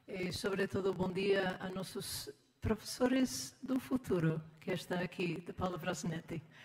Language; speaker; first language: Portuguese; non-native, learner; English